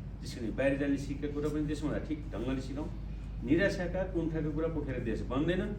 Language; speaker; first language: Nepali; native; Nepali